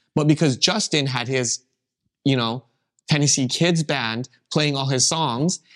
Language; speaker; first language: English; native; English